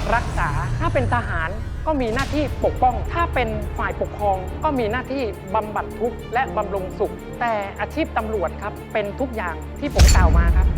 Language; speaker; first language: Thai; native; Thai